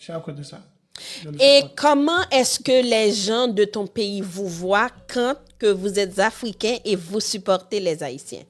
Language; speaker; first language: French; non-native, local second language; Haitian Creole